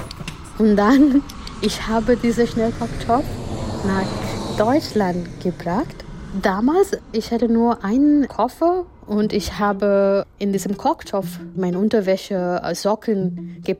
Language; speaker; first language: German; non-native, fluent; Gujarati